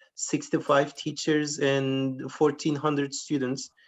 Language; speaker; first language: English; non-native, fluent; Turkish